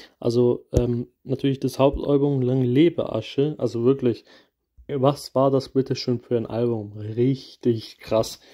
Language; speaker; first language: German; early bilingual, other home language; Kurdish